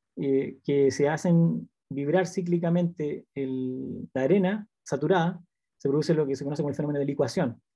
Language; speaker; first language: Spanish; native; Spanish